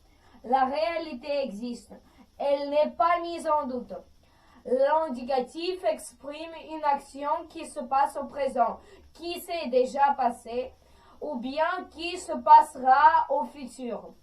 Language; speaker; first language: French; non-native, fluent; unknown